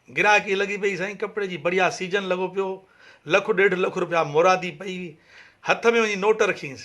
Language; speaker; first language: Sindhi; early bilingual, heritage; Sindhi